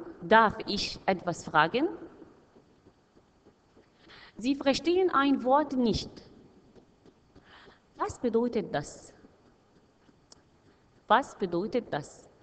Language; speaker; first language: German; non-native, fluent; Arabic